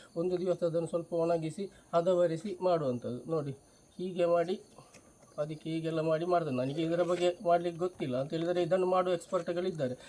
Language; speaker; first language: Kannada; non-native, local second language; Marathi